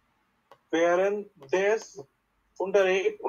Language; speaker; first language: German; non-native, learner; Bangla